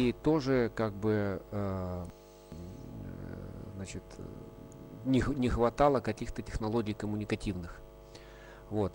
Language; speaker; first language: Russian; native; Russian